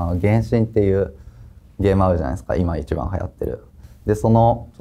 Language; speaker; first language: Japanese; native; Japanese